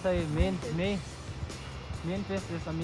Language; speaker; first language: Hindi; non-native, local second language; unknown